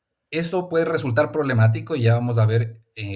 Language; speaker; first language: Spanish; native; Spanish